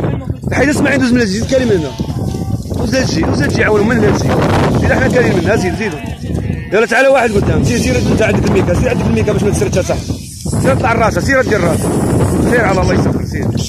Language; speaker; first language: Arabic; native; Arabic